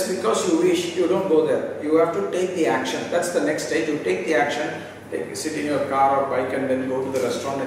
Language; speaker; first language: English; non-native, local second language; Tamil